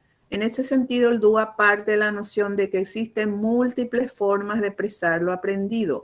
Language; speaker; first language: Spanish; native; Spanish